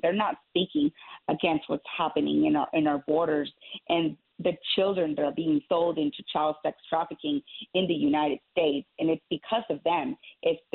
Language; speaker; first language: English; native; English